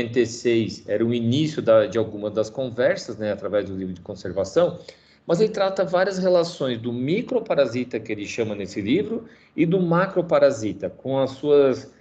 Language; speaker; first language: Portuguese; native; Portuguese